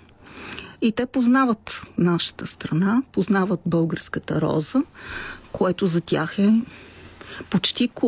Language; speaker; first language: Bulgarian; native; Bulgarian